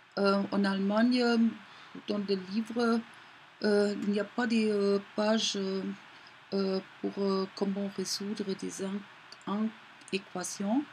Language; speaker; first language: French; non-native, learner; German